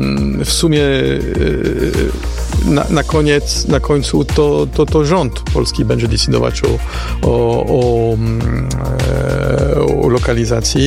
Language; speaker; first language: Polish; non-native, fluent; French